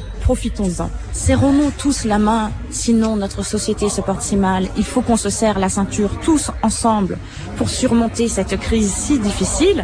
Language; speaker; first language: French; native; French